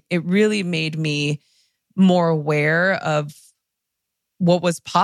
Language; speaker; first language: English; early bilingual, other home language; Spanish